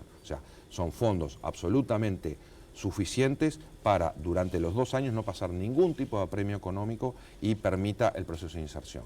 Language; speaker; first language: Spanish; native; Spanish